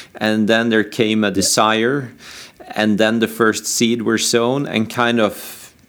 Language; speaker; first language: English; non-native, fluent; Norwegian